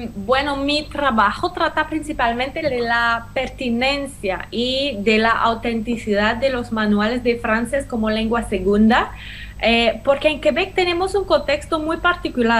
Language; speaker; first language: Spanish; non-native, fluent; French